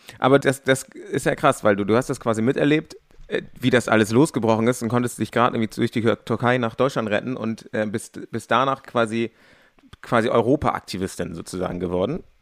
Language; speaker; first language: German; native; German